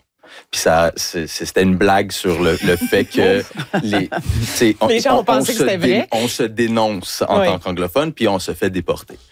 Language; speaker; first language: French; early bilingual, heritage; French